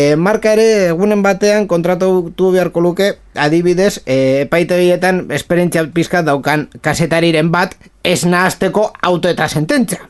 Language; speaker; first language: Basque; non-native, local second language; Spanish